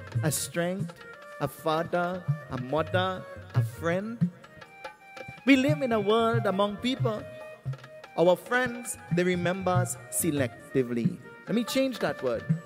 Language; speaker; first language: English; native; English